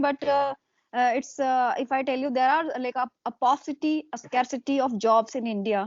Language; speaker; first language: English; non-native, fluent; Hindi